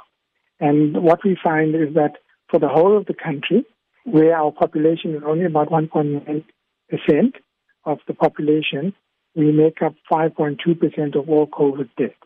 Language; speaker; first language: English; native; English